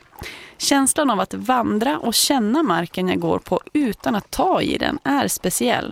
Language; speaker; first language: Swedish; native; Swedish